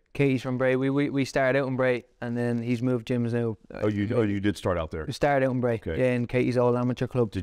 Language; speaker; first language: English; native; English